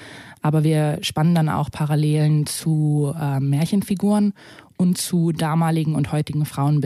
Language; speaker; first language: German; native; German